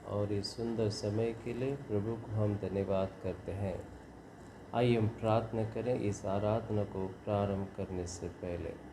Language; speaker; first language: Hindi; non-native, local second language; Kannada